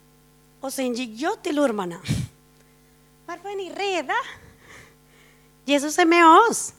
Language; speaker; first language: Swedish; non-native, fluent; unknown